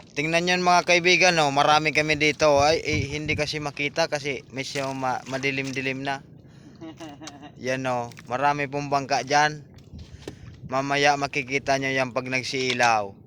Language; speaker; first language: Filipino; non-native, local second language; Bikol